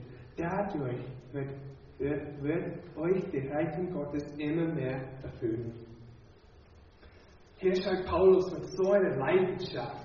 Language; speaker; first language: German; non-native, fluent; English